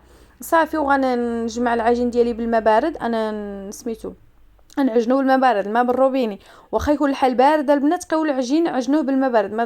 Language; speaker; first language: Arabic; native; Arabic